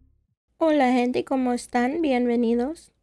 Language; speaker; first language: Spanish; non-native, fluent; English